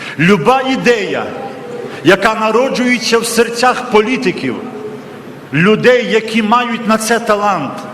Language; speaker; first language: Ukrainian; native; Ukrainian